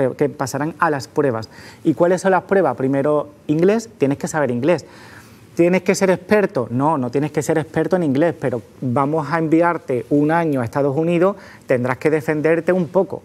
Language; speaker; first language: Spanish; native; Spanish